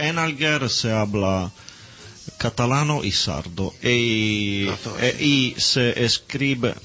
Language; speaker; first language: Spanish; non-native, learner; Italian